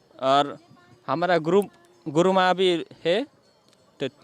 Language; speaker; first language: Hindi; non-native, learner; Nepali